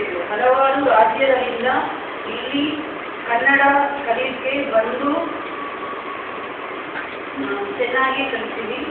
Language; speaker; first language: Kannada; non-native, learner; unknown